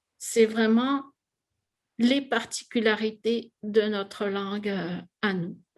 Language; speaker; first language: French; non-native, local second language; Innu-aimun